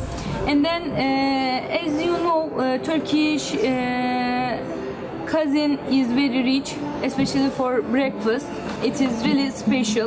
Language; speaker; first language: English; non-native, learner; Turkish